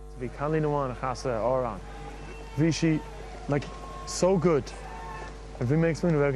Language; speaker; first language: Irish; non-native, learner; English